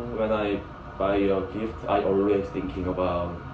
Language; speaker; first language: English; non-native, learner; Korean